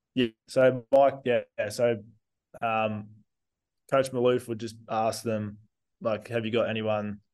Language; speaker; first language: English; native; English